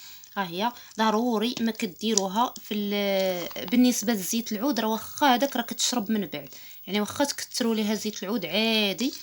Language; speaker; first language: Arabic; native; Arabic